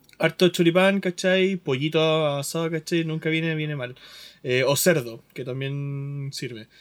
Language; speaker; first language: Spanish; native; Spanish